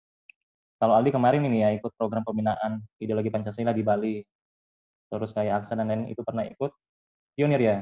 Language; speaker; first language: Indonesian; native; Indonesian